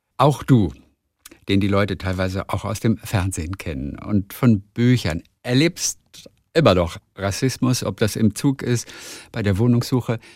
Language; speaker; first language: German; native; German